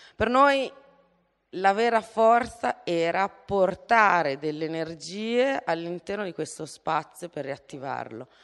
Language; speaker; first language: Italian; native; Italian